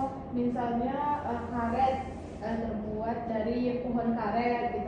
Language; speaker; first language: Indonesian; native; Indonesian